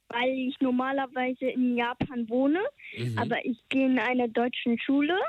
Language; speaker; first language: German; early bilingual, heritage; German